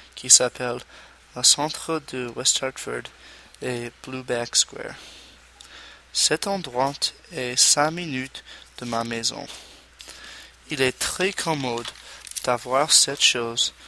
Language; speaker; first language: French; non-native, learner; English